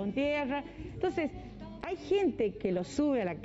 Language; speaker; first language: Spanish; native; Spanish